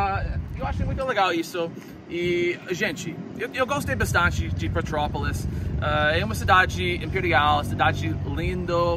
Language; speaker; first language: Portuguese; non-native, learner; English